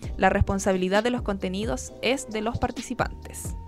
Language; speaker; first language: Spanish; native; Spanish